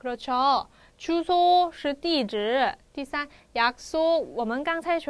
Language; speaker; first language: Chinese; non-native, fluent; Korean